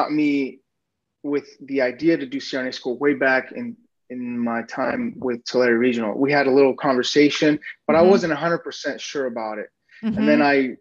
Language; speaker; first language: English; native; English